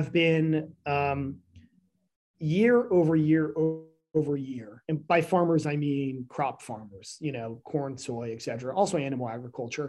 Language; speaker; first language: English; native; English